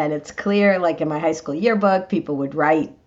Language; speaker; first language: English; native; English